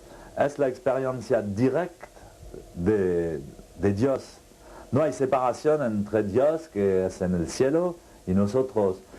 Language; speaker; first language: Spanish; non-native, fluent; French